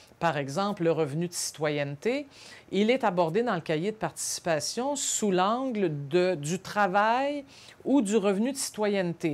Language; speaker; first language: French; native; French